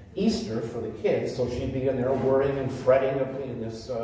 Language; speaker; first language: English; native; English